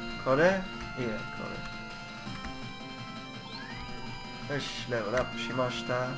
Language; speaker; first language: Japanese; non-native, learner; English